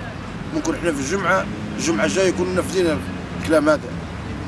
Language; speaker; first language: Arabic; native; Arabic